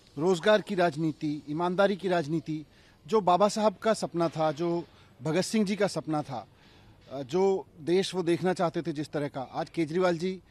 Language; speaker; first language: Hindi; native; Hindi